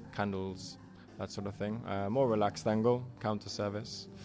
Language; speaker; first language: English; native; English